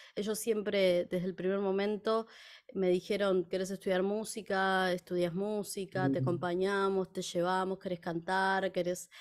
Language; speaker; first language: Spanish; native; Spanish